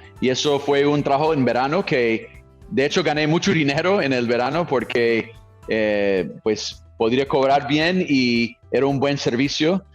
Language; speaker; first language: Spanish; non-native, fluent; English